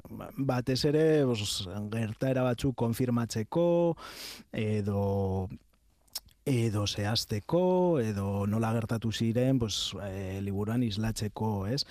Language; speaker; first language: Basque; non-native, local second language; Spanish